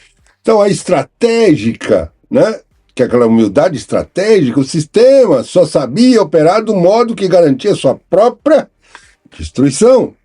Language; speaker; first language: Portuguese; native; Portuguese